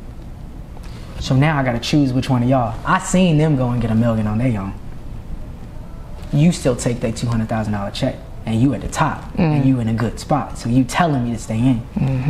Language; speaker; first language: English; native; English